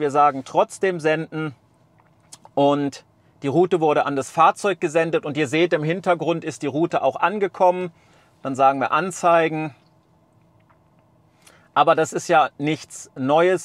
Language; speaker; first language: German; native; German